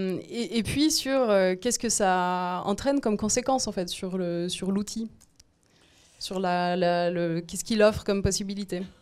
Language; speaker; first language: French; native; French